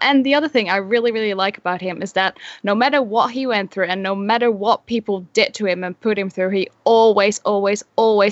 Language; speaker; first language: English; non-native, fluent; Dutch